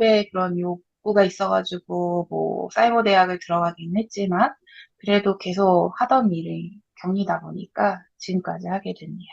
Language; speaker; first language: Korean; native; Korean